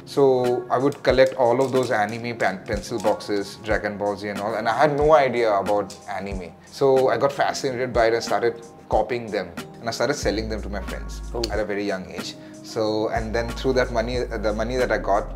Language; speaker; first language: English; non-native, local second language; Assamese